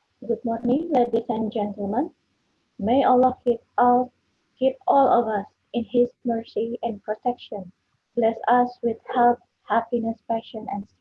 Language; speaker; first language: English; non-native, fluent; Indonesian